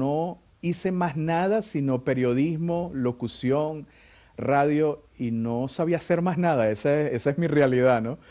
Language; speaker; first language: Spanish; native; Spanish